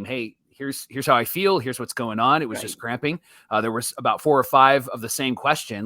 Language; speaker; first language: English; native; English